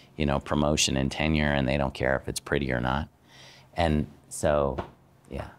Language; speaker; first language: English; native; English